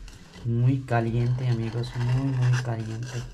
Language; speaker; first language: Spanish; non-native, learner; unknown